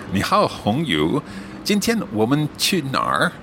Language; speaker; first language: Chinese; non-native, learner; English